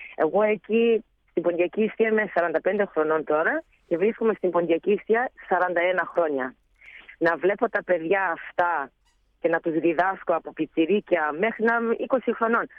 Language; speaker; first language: Greek; early bilingual, heritage; Greek